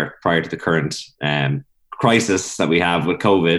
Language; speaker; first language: English; native; English